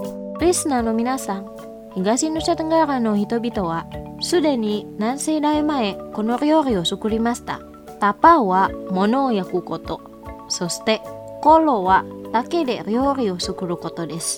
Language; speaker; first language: Japanese; non-native, fluent; Indonesian